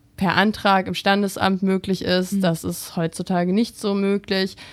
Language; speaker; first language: German; native; German